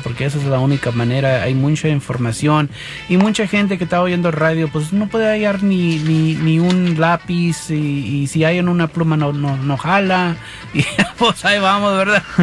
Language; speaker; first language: Spanish; early bilingual, heritage; Spanish